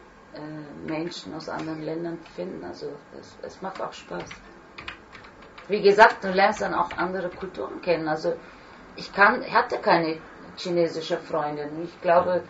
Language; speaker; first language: German; non-native, fluent; Turkish